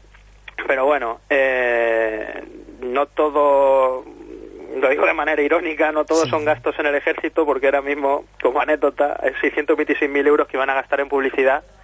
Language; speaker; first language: Spanish; native; Spanish